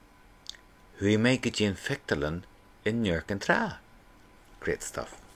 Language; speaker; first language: Irish; non-native, learner; English